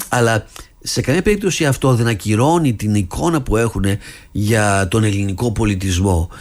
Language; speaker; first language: Greek; early bilingual, other home language; English